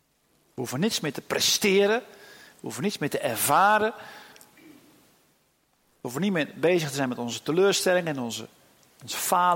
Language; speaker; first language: Dutch; native; Dutch